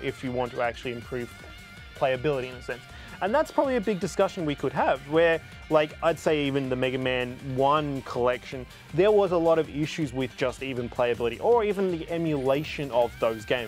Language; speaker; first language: English; native; English